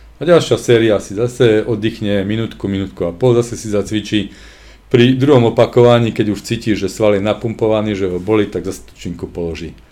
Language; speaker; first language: Slovak; native; Slovak